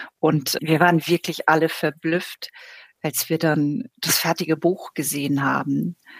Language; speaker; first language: German; native; German